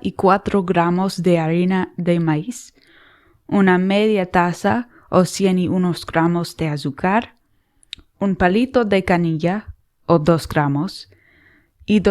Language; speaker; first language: Spanish; non-native, learner; English